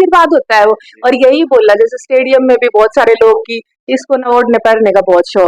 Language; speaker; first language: Hindi; native; Hindi